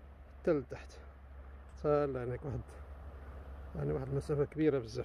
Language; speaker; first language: Arabic; native; Arabic